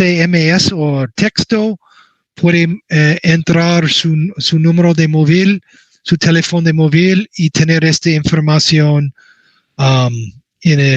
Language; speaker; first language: Spanish; non-native, learner; English